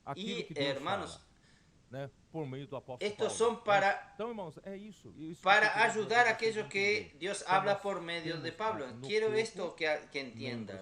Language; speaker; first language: Spanish; non-native, fluent; Portuguese